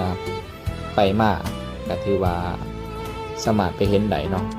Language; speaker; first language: Thai; non-native, local second language; Lao